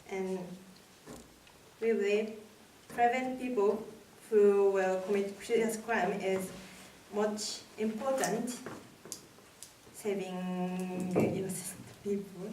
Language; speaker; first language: English; non-native, learner; Japanese